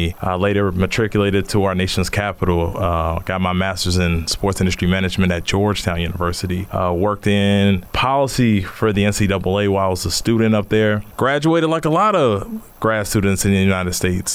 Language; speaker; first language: English; native; English